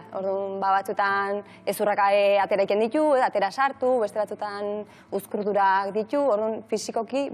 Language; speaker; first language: Basque; native; Basque